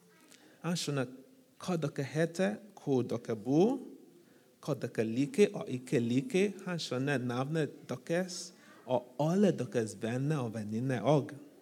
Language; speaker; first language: Norwegian; non-native, fluent; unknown